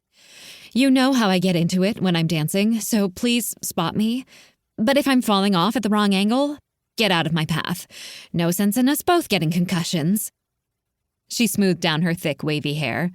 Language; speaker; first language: English; native; English